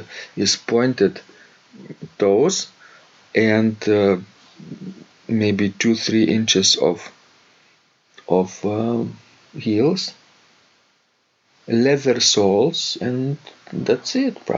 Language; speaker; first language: English; non-native, fluent; Lithuanian